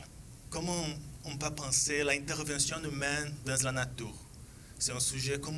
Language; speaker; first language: French; non-native, fluent; Portuguese